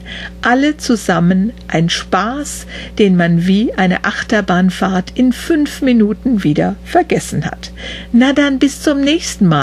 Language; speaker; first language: German; native; German